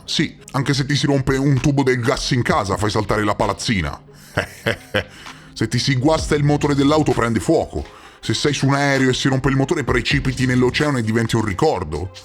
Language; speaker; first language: Italian; native; Italian